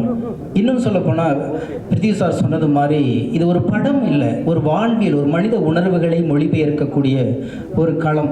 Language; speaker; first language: Tamil; native; Tamil